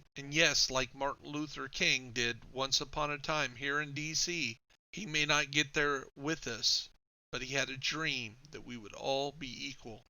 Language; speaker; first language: English; native; English